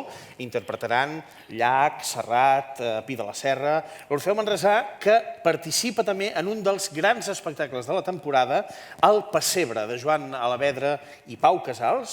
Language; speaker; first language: Catalan; native; Catalan